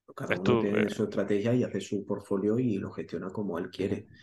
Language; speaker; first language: Spanish; native; Spanish